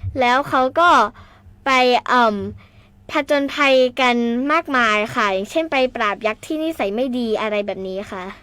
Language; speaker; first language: Thai; native; Thai